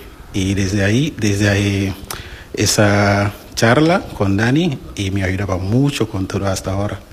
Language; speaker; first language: Spanish; non-native, learner; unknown